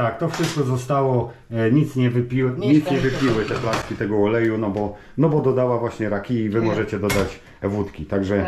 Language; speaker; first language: Polish; native; Polish